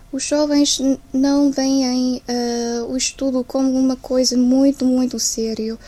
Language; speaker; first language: Portuguese; non-native, fluent; Chinese